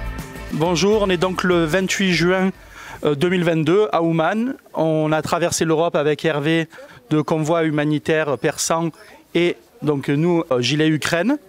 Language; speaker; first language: French; native; French